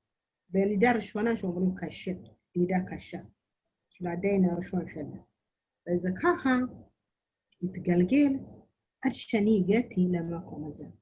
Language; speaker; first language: Hebrew; non-native, learner; Amharic